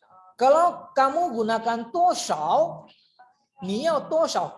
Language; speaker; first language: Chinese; non-native, fluent; Indonesian